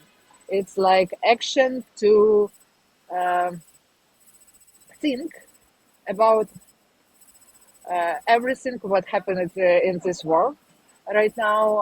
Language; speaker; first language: English; non-native, learner; Ukrainian